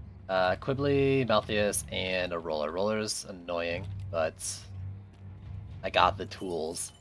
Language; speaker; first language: English; native; English